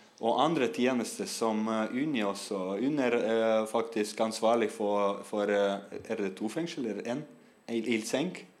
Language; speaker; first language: Norwegian; non-native, learner; Russian